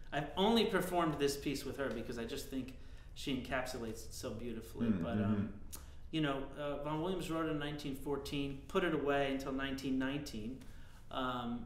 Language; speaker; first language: English; native; English